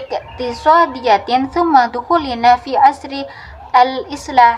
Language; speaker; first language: Arabic; non-native, fluent; Indonesian